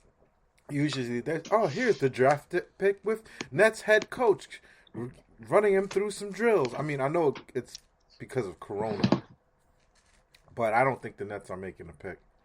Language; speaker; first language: English; native; English